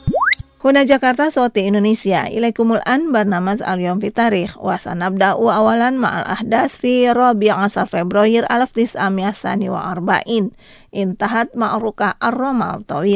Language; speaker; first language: Arabic; non-native, fluent; Indonesian